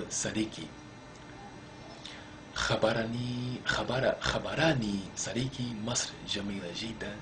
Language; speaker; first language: Arabic; non-native, learner; English